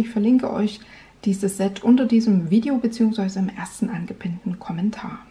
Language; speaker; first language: German; native; German